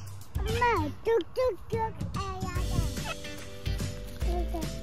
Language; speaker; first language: Korean; early bilingual, heritage; Korean